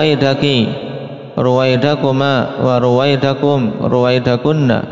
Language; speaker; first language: Arabic; non-native, fluent; Indonesian